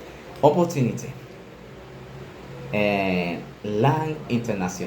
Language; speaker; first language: French; non-native, learner; Spanish